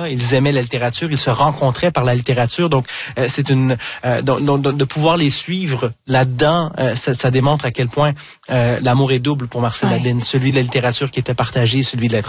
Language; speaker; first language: French; native; French